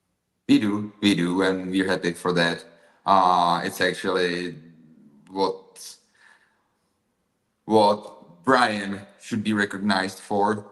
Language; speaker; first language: English; non-native, fluent; Czech